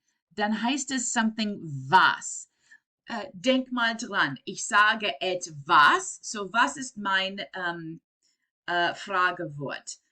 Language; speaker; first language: German; non-native, fluent; English